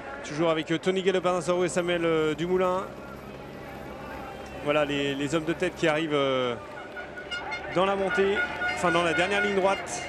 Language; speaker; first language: French; native; French